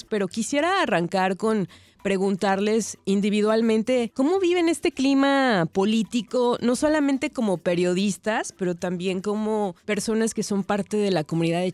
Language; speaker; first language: Spanish; native; Spanish